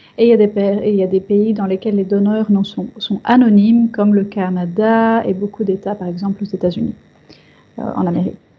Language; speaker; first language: French; native; French